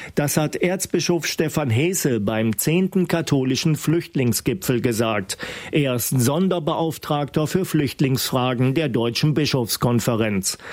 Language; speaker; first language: German; native; German